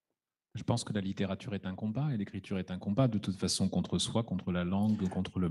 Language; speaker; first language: French; native; French